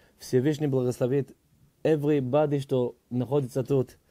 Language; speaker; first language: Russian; early bilingual, heritage; Hebrew